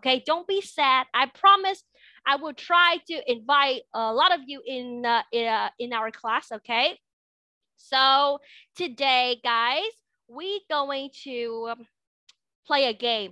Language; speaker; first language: English; non-native, fluent; Vietnamese